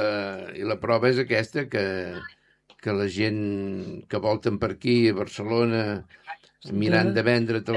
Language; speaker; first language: Catalan; native; Catalan